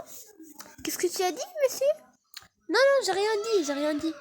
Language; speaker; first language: French; non-native, learner; Arabic